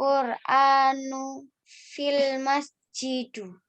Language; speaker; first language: Arabic; non-native, learner; Indonesian